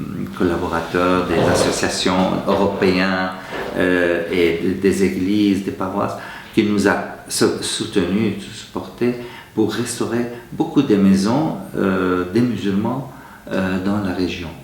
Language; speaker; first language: French; non-native, fluent; Arabic